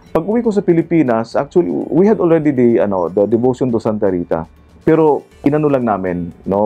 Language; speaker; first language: Filipino; native; Filipino